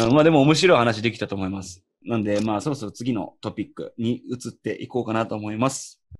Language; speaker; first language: Japanese; native; Japanese